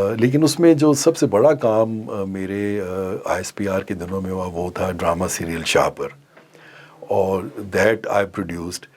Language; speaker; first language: Urdu; non-native, local second language; Punjabi